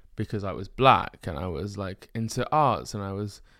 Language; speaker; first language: English; native; English